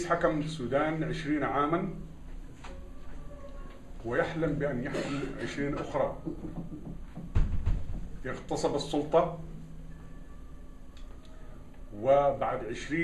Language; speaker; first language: Arabic; native; Arabic